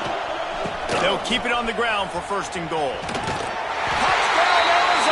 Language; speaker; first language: English; native; English